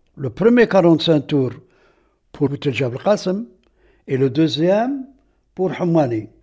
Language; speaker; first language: French; non-native, local second language; Arabic